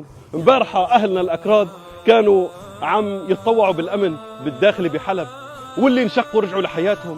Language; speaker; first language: Arabic; native; Arabic